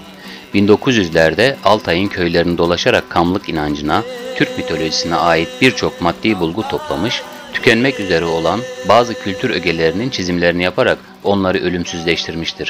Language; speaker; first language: Turkish; native; Turkish